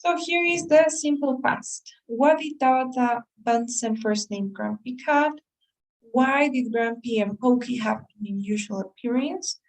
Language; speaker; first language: English; non-native, fluent; Spanish